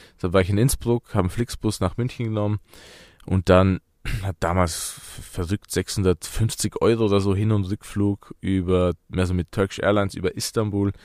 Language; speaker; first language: German; early bilingual, other home language; Persian